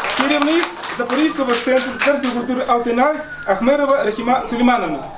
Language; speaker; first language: Ukrainian; non-native, fluent; Arabic